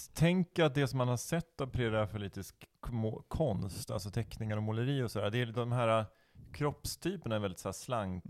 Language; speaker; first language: Swedish; native; Swedish